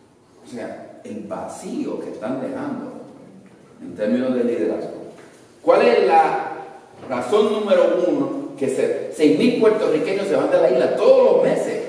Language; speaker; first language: Spanish; early bilingual, other home language; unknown